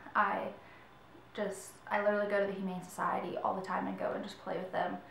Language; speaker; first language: English; native; English